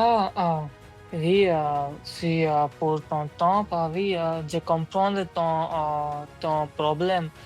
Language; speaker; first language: French; non-native, learner; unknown